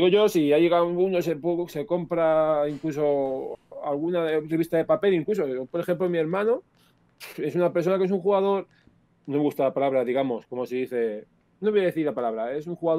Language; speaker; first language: Spanish; native; Spanish